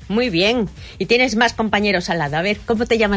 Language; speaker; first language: Spanish; native; Spanish